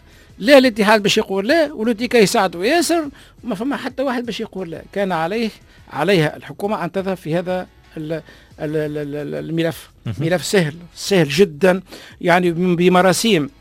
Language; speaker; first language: Arabic; native; Arabic